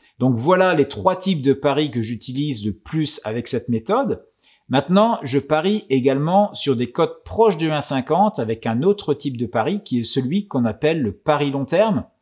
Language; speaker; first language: French; native; French